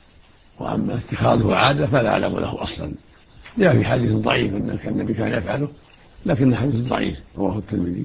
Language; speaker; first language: Arabic; native; Arabic